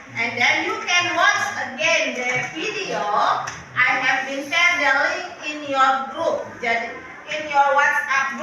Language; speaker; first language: English; non-native, learner; Indonesian